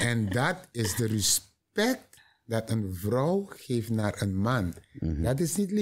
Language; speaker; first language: Dutch; non-native, learner; Papiamento